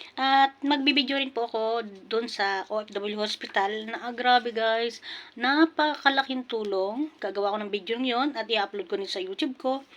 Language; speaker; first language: Filipino; non-native, local second language; Pampanga